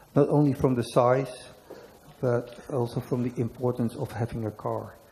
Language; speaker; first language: English; non-native, fluent; Dutch